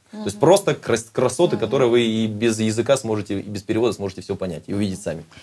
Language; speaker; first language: Russian; native; Russian